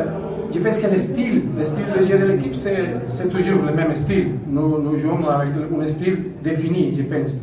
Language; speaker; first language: French; non-native, learner; Spanish